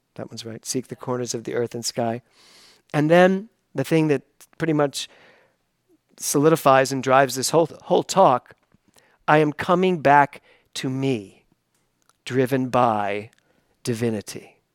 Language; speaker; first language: English; native; English